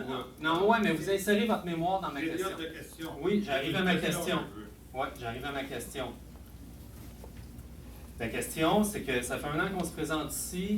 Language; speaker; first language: French; native; French